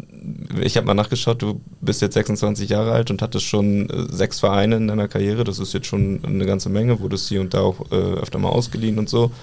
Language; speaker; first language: German; native; German